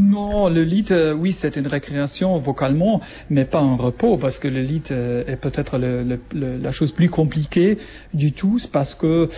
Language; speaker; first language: French; non-native, learner; German